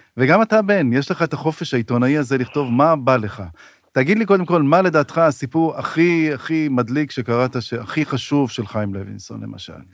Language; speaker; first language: Hebrew; native; Hebrew